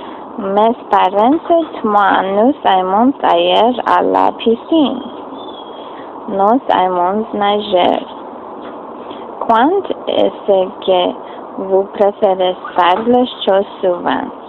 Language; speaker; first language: French; non-native, learner; English